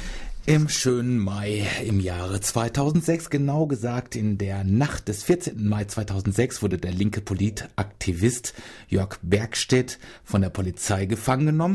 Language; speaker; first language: German; native; German